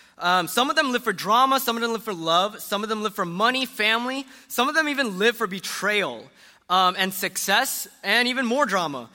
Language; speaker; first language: English; early bilingual, other home language; Korean